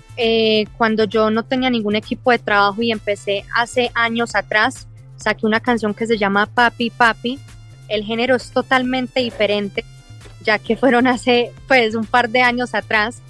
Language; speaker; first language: Spanish; early bilingual, heritage; English